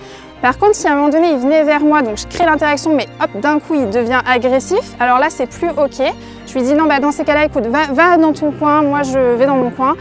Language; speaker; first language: French; native; French